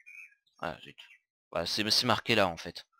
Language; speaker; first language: French; native; French